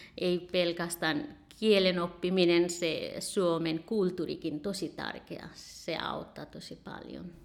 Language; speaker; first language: Finnish; non-native, learner; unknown